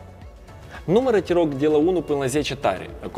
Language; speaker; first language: Romanian; non-native, local second language; Russian